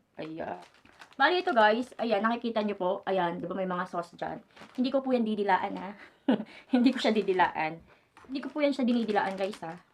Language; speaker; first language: Filipino; native; Filipino